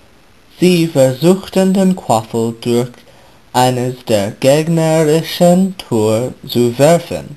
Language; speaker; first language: German; non-native, learner; English